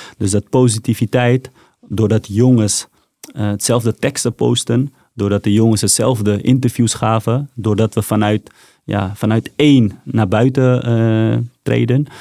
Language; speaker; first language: Dutch; early bilingual, other home language; Persian